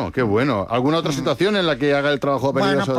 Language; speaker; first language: Spanish; native; Spanish